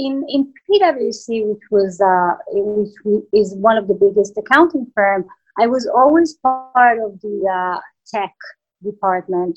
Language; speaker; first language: English; non-native, fluent; Hebrew